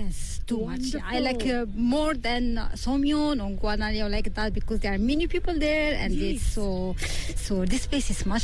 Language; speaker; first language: English; non-native, learner; Korean